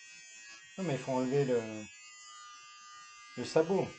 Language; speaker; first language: French; native; French